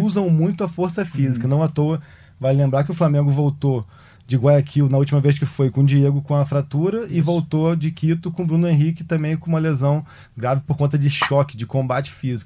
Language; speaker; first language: Portuguese; native; Portuguese